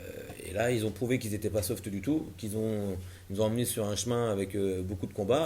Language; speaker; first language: French; native; French